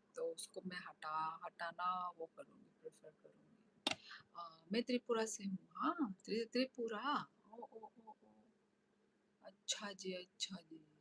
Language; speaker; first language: Hindi; non-native, local second language; Kok Borok